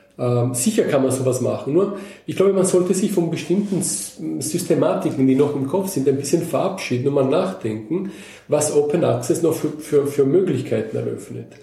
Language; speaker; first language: German; native; German